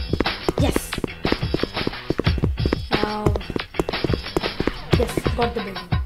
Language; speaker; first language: English; non-native, local second language; Telugu